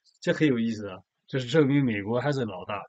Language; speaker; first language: Chinese; native; Chinese